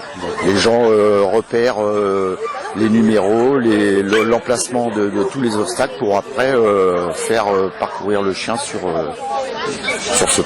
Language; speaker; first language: French; native; French